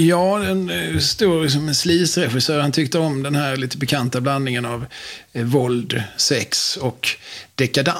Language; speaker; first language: Swedish; native; Swedish